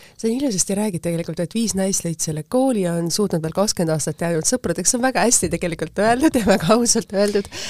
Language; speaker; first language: Estonian; native; Estonian